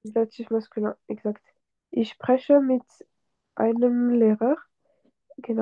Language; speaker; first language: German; non-native, fluent; French